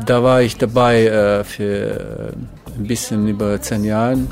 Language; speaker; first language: German; non-native, learner; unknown